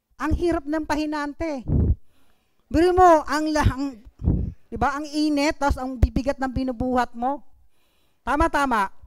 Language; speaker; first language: Filipino; non-native, local second language; Bikol